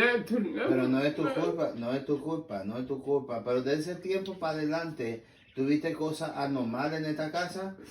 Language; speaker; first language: Spanish; early bilingual, heritage; English